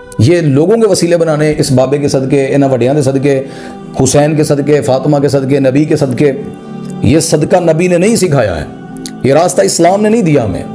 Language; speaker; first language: Urdu; non-native, local second language; Punjabi